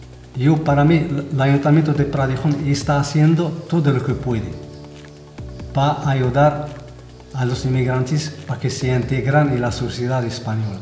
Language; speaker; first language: Spanish; non-native, fluent; Arabic